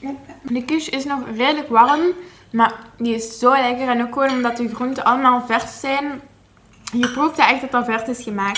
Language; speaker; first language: Dutch; native; Dutch